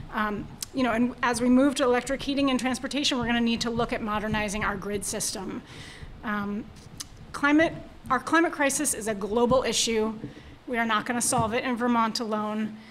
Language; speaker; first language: English; native; English